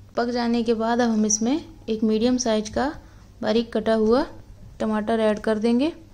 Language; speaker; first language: Hindi; native; Hindi